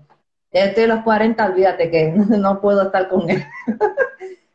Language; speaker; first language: Spanish; native; Spanish